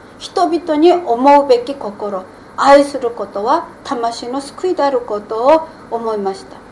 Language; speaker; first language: Japanese; non-native, fluent; Korean